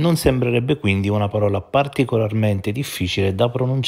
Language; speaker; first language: Italian; native; Italian